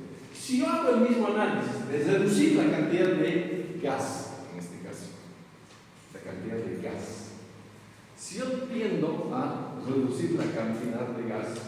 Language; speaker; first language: Spanish; native; Spanish